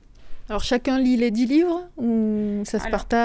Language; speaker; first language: French; native; French